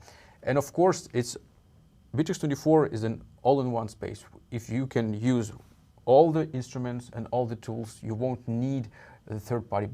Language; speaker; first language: English; non-native, fluent; Russian